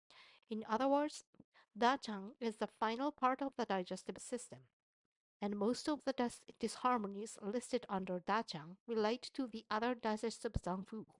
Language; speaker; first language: English; non-native, fluent; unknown